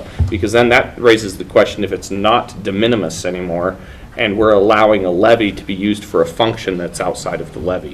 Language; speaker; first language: English; native; English